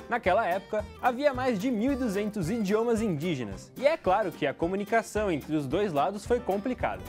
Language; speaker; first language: Portuguese; native; Portuguese